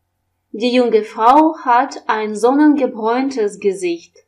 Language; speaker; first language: German; non-native, fluent; Russian